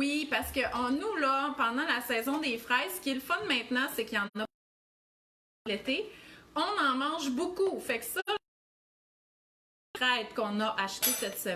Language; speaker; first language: French; native; French